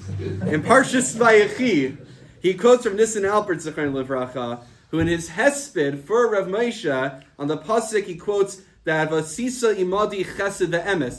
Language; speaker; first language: English; native; English